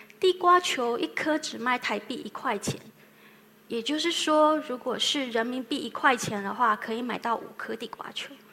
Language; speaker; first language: Chinese; native; Chinese